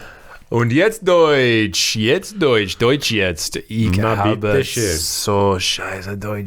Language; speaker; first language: German; non-native, learner; English